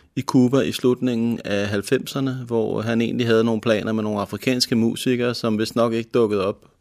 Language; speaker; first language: Danish; native; Danish